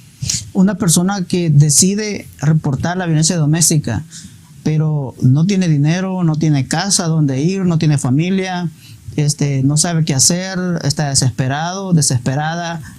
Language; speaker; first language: Spanish; native; Spanish